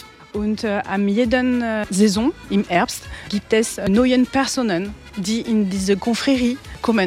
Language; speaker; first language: German; non-native, learner; French